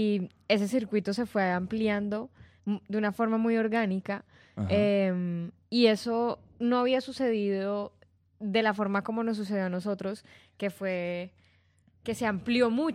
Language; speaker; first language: Spanish; native; Spanish